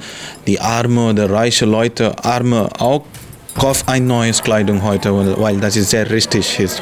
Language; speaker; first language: German; non-native, learner; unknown